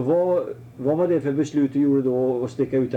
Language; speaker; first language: Swedish; native; Swedish